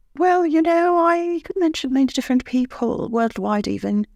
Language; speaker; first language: English; non-native, fluent; Armenian